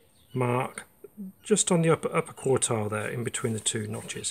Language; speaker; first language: English; native; English